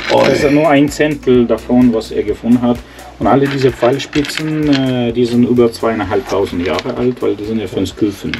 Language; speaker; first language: German; non-native, fluent; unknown